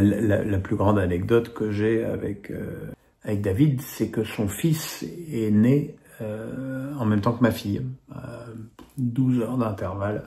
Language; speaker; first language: French; native; French